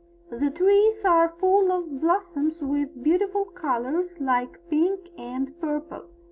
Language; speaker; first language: English; non-native, fluent; Albanian